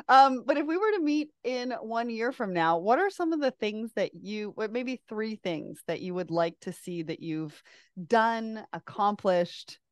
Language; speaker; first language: English; native; English